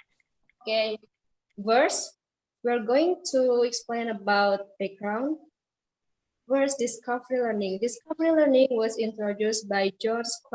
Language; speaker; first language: English; non-native, learner; Indonesian